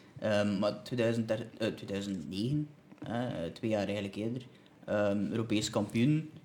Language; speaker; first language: Dutch; native; Dutch